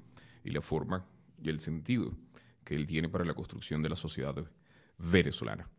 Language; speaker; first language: Spanish; native; Spanish